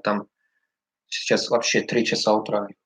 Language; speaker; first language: Russian; early bilingual, heritage; English